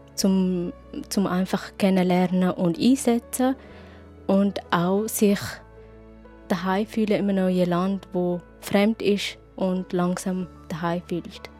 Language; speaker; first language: German; non-native, fluent; Tigrinya